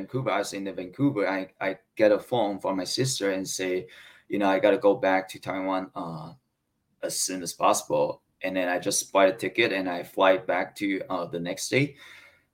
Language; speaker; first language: English; non-native, learner; Chinese